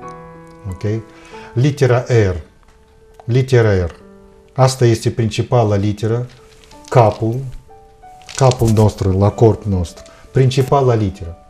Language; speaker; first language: Romanian; non-native, fluent; Russian